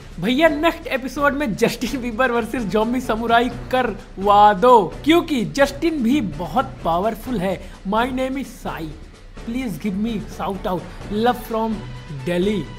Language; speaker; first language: Hindi; native; Hindi